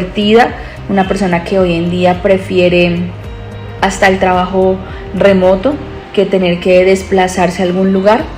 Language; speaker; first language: Spanish; native; Spanish